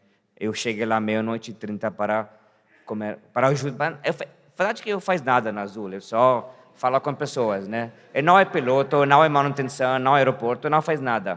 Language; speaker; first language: Portuguese; non-native, fluent; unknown